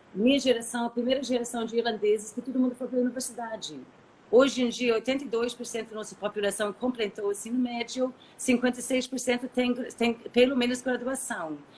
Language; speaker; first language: Portuguese; non-native, fluent; English